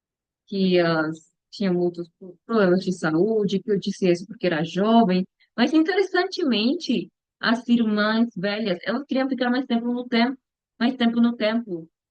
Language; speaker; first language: Portuguese; non-native, learner; Spanish